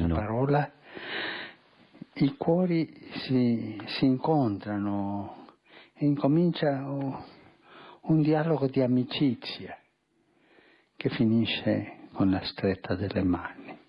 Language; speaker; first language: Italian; non-native, fluent; Spanish